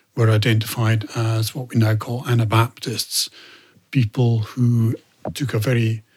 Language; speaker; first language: English; native; English